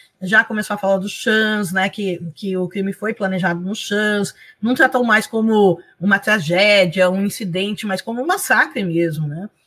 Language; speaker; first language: Portuguese; early bilingual, other home language; Spanish